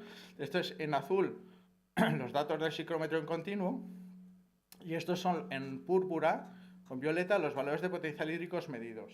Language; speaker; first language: Spanish; native; Spanish